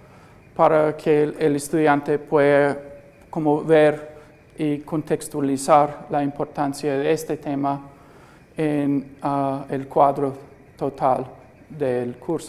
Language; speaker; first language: Spanish; non-native, fluent; English